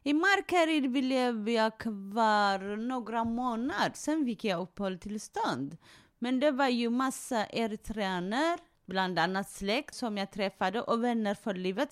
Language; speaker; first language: Swedish; non-native, fluent; Tigrinya